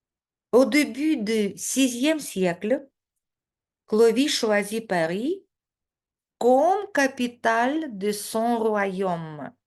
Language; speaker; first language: French; non-native, fluent; Russian